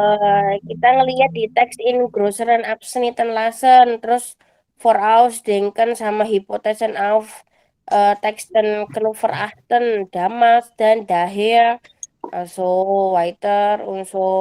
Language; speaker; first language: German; non-native, fluent; Indonesian